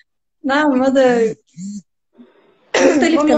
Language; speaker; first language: Arabic; non-native, learner; Turkish